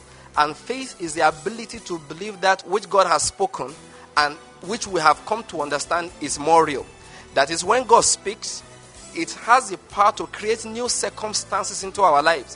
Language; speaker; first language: English; non-native, local second language; Igbo